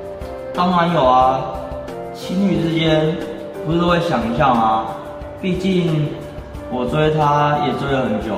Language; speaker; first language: Chinese; native; Chinese